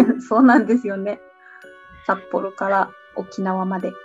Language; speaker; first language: Japanese; non-native, fluent; English